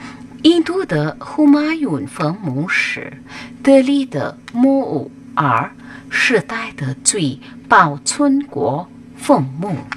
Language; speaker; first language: Chinese; non-native, learner; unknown